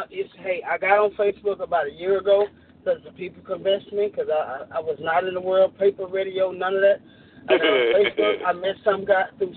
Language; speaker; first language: English; native; English